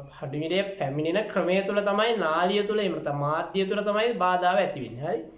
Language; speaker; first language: Sinhala; native; Sinhala